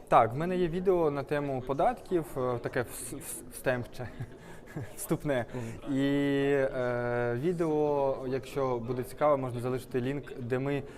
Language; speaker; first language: Ukrainian; non-native, local second language; Russian